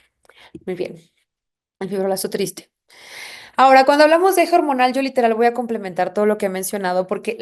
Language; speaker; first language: Spanish; native; Spanish